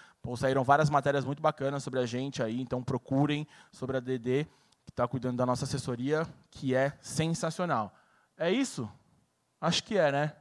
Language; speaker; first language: Portuguese; native; Portuguese